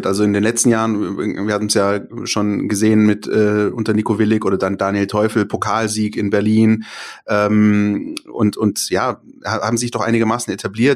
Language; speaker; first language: German; native; German